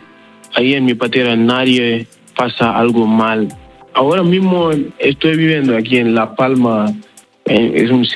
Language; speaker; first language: Spanish; non-native, learner; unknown